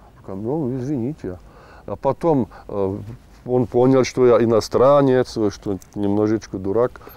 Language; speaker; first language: Russian; non-native, fluent; Czech